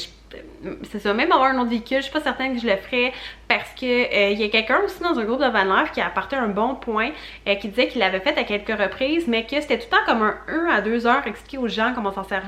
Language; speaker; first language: French; native; French